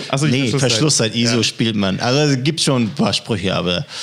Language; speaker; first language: German; native; German